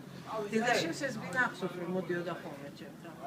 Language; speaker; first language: Hebrew; non-native, fluent; Georgian